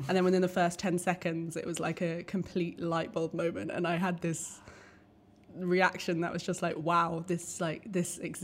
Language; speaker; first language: English; native; English